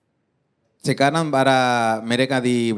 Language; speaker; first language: Indonesian; non-native, fluent; Dutch